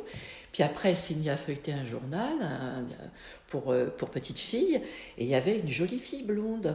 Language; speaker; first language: French; native; French